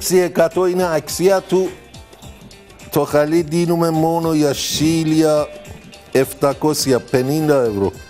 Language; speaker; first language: Greek; non-native, learner; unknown